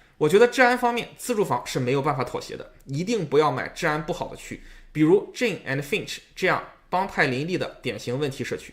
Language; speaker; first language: Chinese; native; Chinese